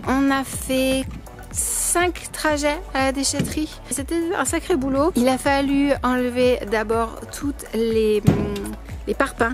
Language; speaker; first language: French; native; French